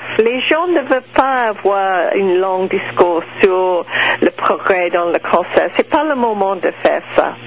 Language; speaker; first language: French; non-native, local second language; English